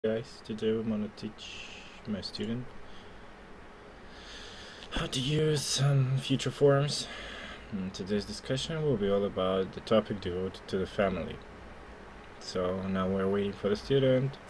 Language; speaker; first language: English; non-native, fluent; Russian